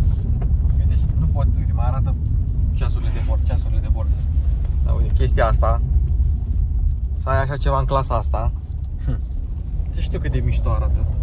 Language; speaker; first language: Romanian; native; Romanian